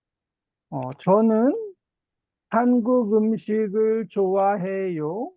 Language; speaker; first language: Korean; native; Korean